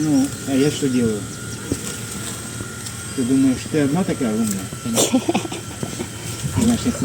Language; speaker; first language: Russian; native; Russian